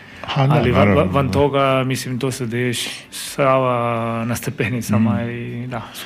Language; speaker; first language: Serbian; non-native, learner; Spanish